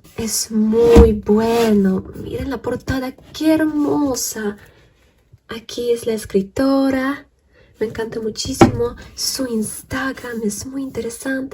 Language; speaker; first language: Spanish; non-native, fluent; Polish